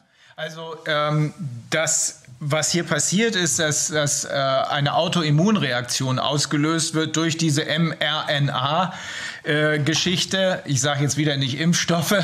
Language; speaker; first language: German; native; German